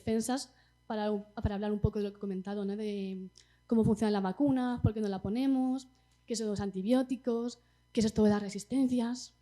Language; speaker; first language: Spanish; native; Spanish